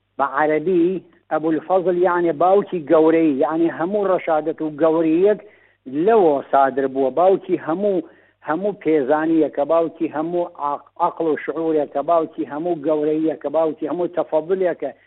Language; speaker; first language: Central Kurdish; native; Central Kurdish